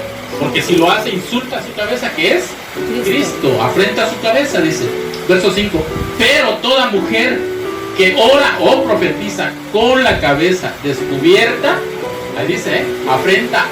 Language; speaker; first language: Spanish; native; Spanish